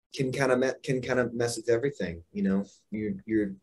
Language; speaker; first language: English; native; English